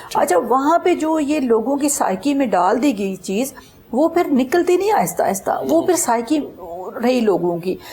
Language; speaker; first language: Urdu; non-native, local second language; Punjabi